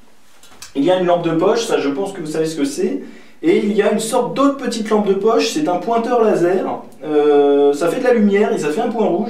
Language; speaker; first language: French; native; French